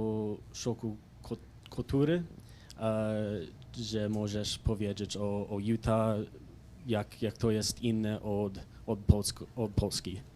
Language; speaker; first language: Polish; early bilingual, heritage; English